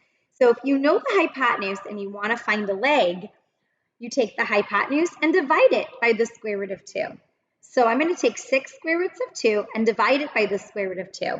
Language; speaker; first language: English; native; English